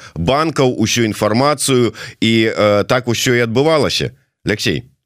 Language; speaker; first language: Belarusian; native; Belarusian